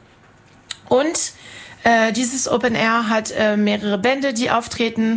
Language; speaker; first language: German; non-native, fluent; French